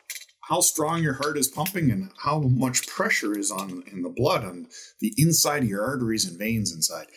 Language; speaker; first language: English; native; English